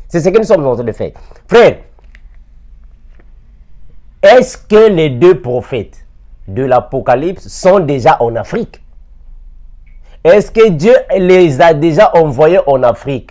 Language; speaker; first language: French; non-native, local second language; Lingala